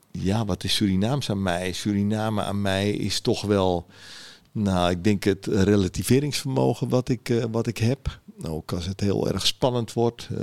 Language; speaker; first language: Dutch; early bilingual, other home language; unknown